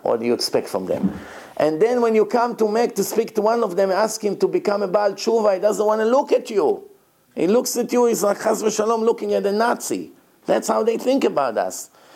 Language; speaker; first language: English; non-native, fluent; Hebrew